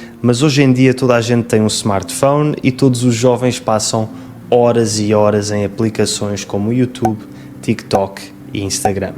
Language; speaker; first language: Portuguese; native; Portuguese